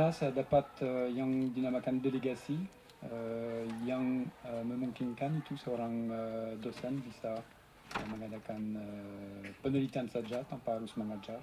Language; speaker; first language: Indonesian; non-native, fluent; French